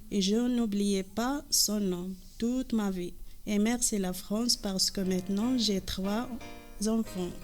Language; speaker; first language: French; non-native, learner; Arabic